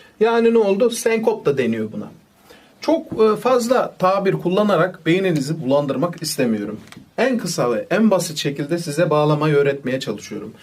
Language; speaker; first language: Turkish; native; Turkish